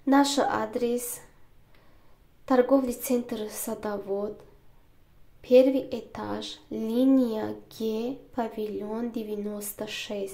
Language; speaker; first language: Russian; non-native, learner; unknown